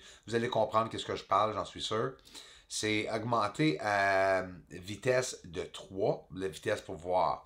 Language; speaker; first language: French; native; French